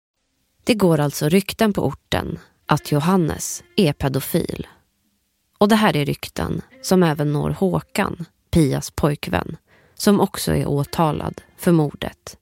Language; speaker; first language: Swedish; native; Swedish